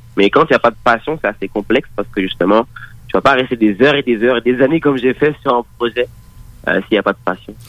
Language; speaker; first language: French; native; French